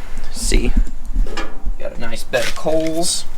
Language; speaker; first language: English; native; English